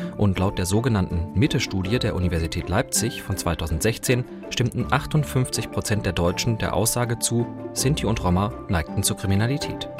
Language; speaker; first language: German; native; German